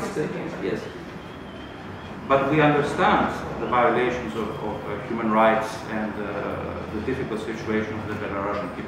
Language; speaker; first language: English; non-native, fluent; Greek